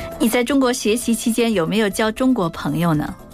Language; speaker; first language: Chinese; native; Chinese